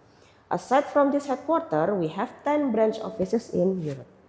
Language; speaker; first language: English; non-native, fluent; Indonesian